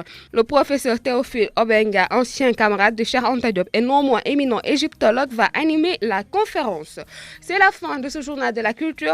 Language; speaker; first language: French; non-native, local second language; Wolof